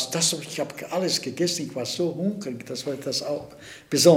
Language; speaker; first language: German; early bilingual, heritage; Czech